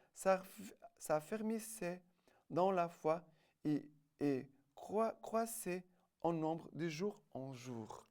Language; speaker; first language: French; non-native, fluent; Portuguese